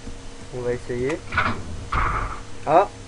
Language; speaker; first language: French; native; French